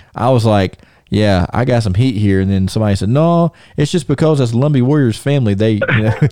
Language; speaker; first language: English; native; English